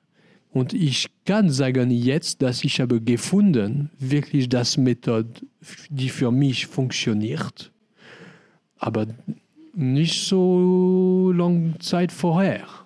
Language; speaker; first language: German; non-native, learner; French